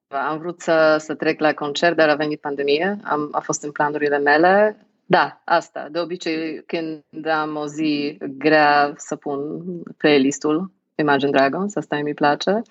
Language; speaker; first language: Romanian; non-native, fluent; Polish